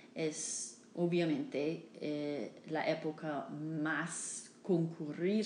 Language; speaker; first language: Spanish; non-native, learner; English